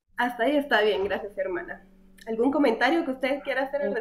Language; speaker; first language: Spanish; native; Spanish